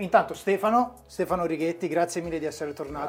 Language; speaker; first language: Italian; native; Italian